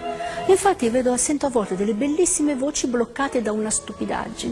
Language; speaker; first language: Italian; native; Italian